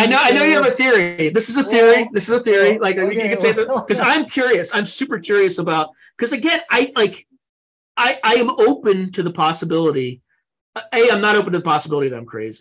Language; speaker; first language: English; native; English